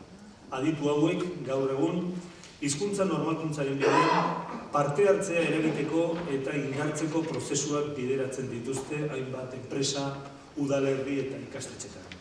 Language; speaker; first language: Basque; native; Basque